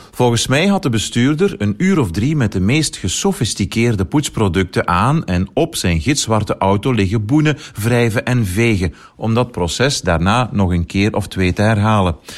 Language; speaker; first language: Dutch; native; Dutch